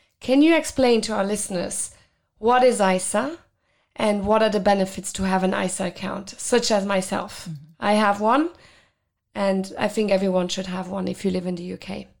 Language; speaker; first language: English; non-native, fluent; Luxembourgish